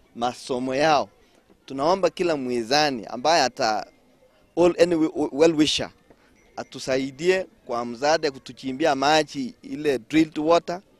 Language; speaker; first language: Swahili; non-native, local second language; Kalenjin